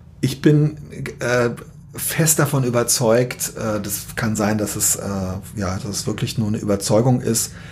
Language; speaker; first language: German; native; German